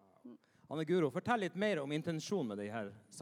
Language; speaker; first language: Norwegian; native; Norwegian